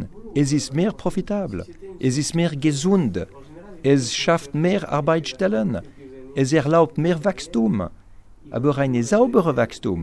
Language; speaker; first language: German; non-native, local second language; French